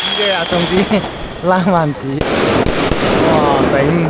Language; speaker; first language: Chinese; non-native, fluent; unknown